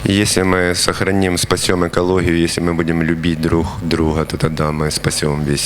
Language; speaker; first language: Russian; native; Russian